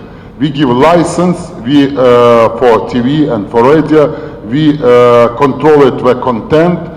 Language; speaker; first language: English; non-native, learner; Ukrainian